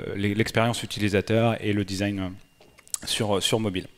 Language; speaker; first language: French; native; French